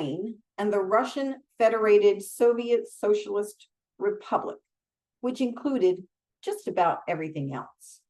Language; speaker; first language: English; native; English